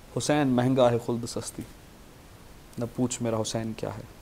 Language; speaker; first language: Urdu; native; Urdu